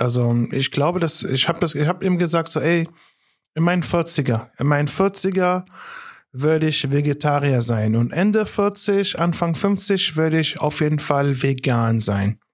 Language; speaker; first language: German; non-native, fluent; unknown